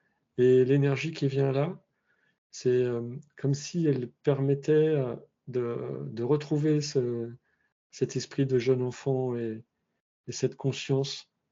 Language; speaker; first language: French; native; French